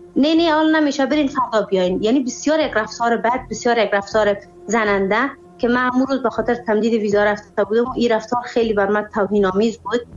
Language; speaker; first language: Persian; native; Persian